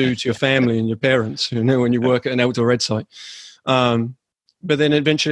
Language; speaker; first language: English; native; English